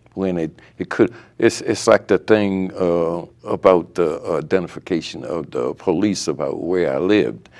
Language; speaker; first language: English; native; English